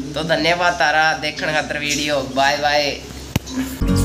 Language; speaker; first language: Hindi; non-native, local second language; Rajasthani